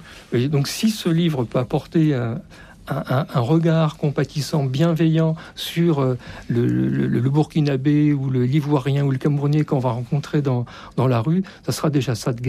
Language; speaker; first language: French; native; French